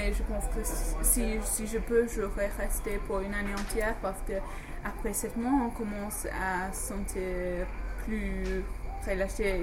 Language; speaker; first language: French; non-native, fluent; English